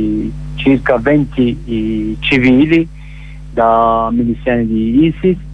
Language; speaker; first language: Italian; non-native, learner; Kurdish